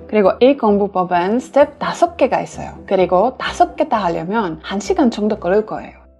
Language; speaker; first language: Korean; non-native, fluent; English